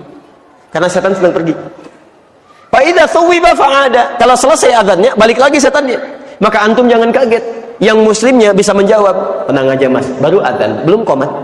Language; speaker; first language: Indonesian; native; Indonesian